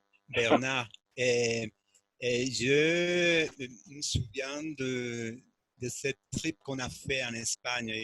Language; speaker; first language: French; non-native, fluent; Spanish